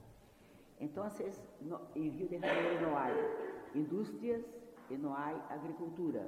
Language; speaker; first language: Spanish; non-native, fluent; Portuguese